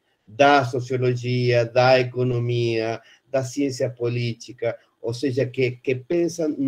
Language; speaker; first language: Portuguese; non-native, fluent; Spanish